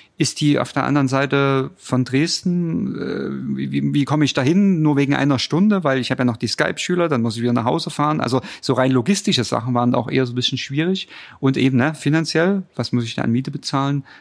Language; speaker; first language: German; native; German